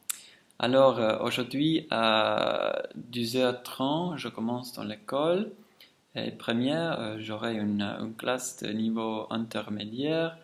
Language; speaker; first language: French; non-native, fluent; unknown